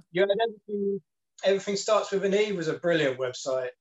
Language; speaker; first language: English; native; English